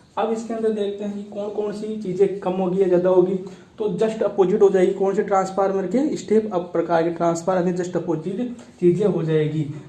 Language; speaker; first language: Hindi; native; Hindi